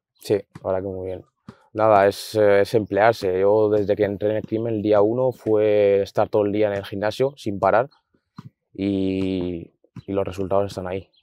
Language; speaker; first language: Spanish; early bilingual, other home language; Arabic